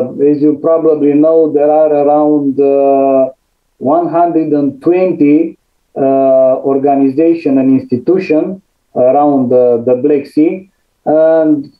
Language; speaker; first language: English; non-native, fluent; Romanian